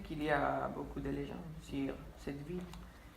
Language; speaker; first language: French; non-native, fluent; Spanish